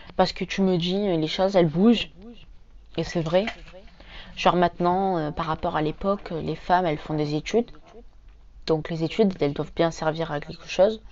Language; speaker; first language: French; native; French